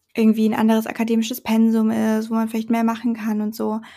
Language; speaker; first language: German; native; German